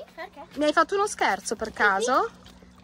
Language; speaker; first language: Italian; native; Italian